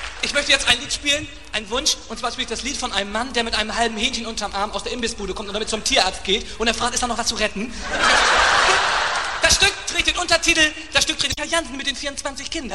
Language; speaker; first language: German; native; German